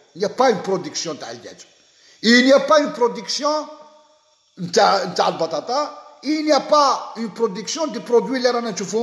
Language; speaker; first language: French; non-native, local second language; Arabic